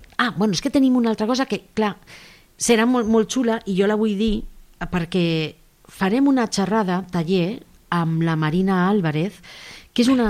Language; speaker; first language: Catalan; non-native, local second language; Spanish